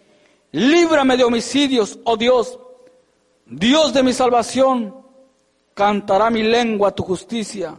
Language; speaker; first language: Spanish; native; Spanish